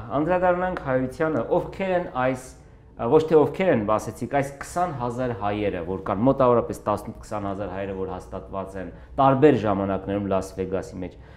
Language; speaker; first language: Armenian; native; Armenian